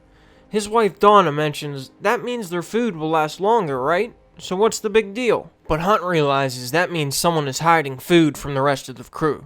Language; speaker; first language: English; native; English